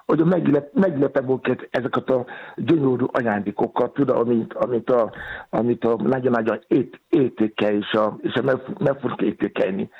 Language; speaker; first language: Hungarian; non-native, learner; Yoruba